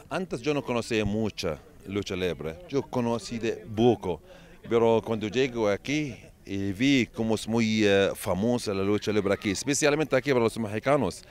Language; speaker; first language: Spanish; non-native, learner; Arabic